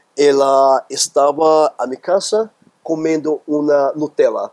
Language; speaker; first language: Spanish; non-native, learner; Portuguese